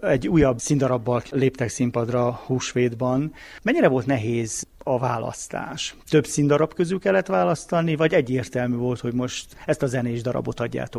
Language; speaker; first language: Hungarian; native; Hungarian